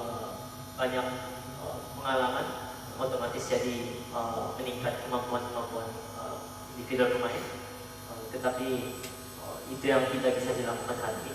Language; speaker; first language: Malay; non-native, fluent; Korean